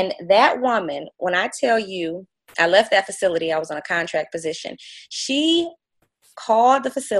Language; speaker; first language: English; native; English